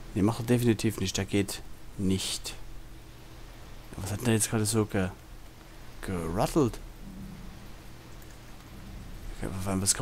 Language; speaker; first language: German; native; German